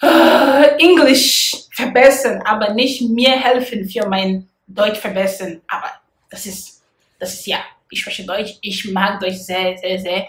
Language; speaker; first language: German; non-native, learner; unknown